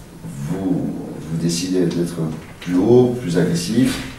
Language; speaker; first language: French; native; French